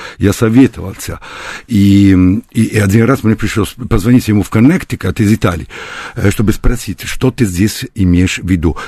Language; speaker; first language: Russian; non-native, fluent; Italian